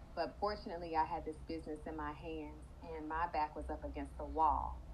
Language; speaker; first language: English; native; English